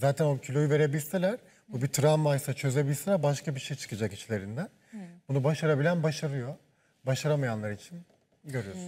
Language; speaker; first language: Turkish; native; Turkish